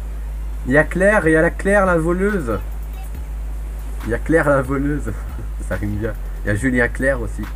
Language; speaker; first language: French; native; French